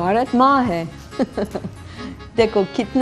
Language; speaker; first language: Hindi; non-native, fluent; English